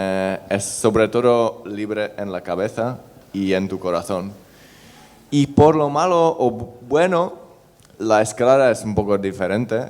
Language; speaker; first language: Spanish; non-native, fluent; Czech